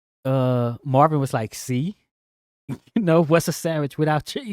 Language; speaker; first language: English; native; English